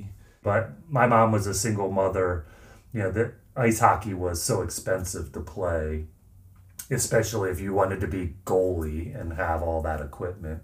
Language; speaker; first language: English; native; English